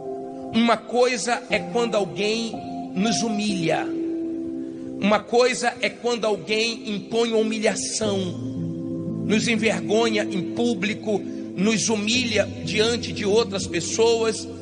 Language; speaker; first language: Portuguese; native; Portuguese